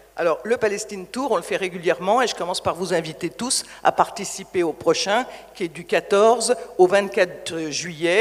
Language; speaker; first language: French; native; French